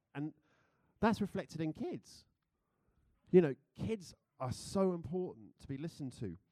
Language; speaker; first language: English; native; English